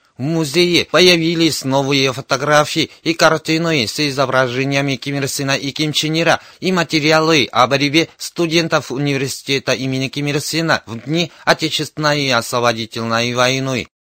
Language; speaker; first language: Russian; non-native, fluent; Korean